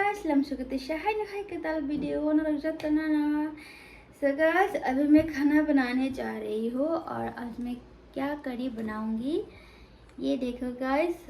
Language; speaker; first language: Hindi; non-native, local second language; Kok Borok